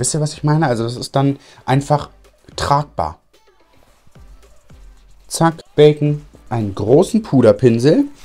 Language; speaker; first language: German; native; German